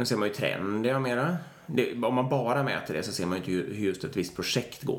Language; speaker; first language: Swedish; native; Swedish